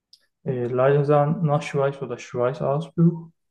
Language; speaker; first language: German; non-native, learner; Turkish